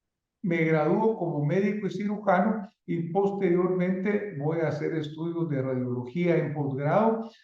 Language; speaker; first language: Spanish; native; Spanish